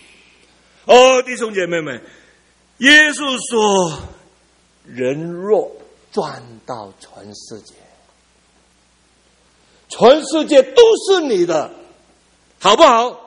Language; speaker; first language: Chinese; early bilingual, heritage; Cantonese